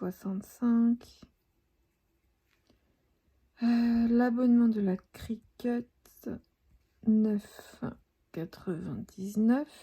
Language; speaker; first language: French; native; French